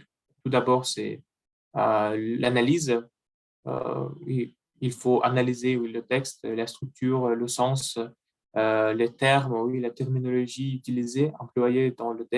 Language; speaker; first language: French; non-native, learner; Russian